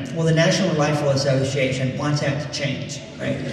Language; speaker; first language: English; native; English